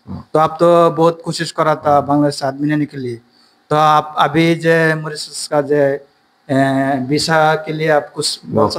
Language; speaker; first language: Hindi; non-native, learner; Bangla